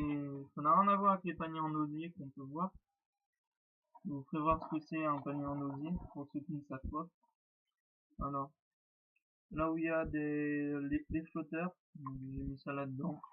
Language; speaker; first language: French; native; French